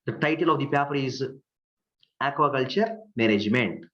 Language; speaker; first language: English; non-native, local second language; Telugu